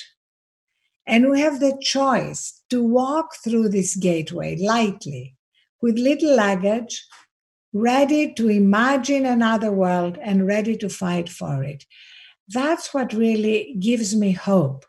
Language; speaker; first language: English; non-native, fluent; Greek